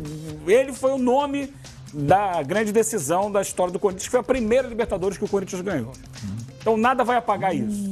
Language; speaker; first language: Portuguese; native; Portuguese